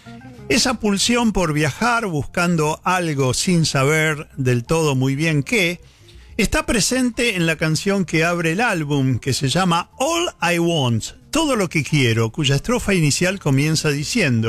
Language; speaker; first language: Spanish; native; Spanish